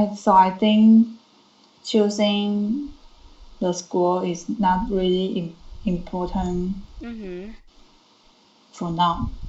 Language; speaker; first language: English; non-native, learner; Chinese